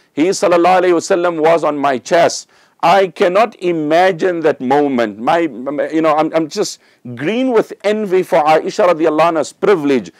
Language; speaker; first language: English; native; English